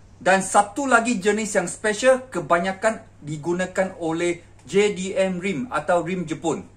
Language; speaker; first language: Malay; native; Malay